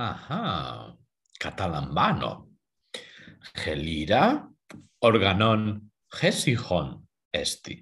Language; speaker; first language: Greek; non-native, learner; German